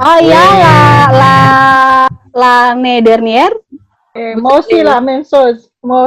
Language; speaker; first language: French; non-native, learner; Indonesian